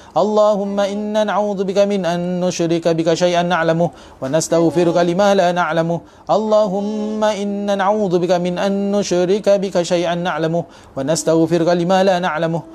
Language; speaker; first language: Arabic; non-native, fluent; Malay